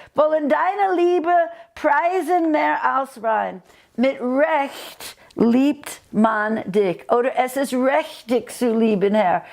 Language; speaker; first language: German; non-native, fluent; English